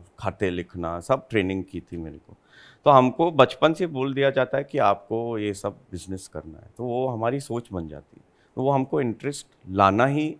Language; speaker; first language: Hindi; native; Hindi